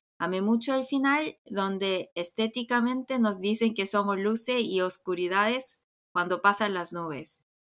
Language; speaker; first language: Spanish; non-native, fluent; Korean